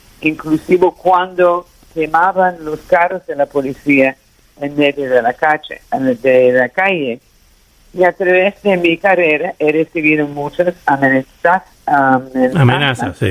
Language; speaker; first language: Spanish; early bilingual, heritage; Spanish